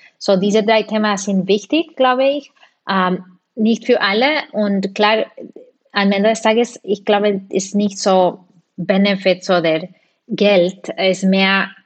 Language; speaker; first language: German; non-native, fluent; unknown